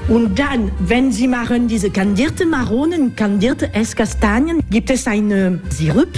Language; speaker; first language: German; non-native, learner; French